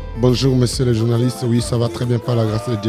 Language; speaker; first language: French; non-native, local second language; Lingala